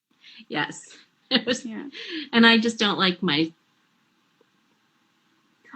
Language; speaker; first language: English; native; English